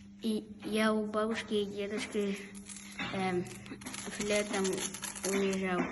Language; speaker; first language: Russian; non-native, local second language; Yakut